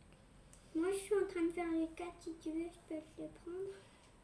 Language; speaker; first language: French; native; French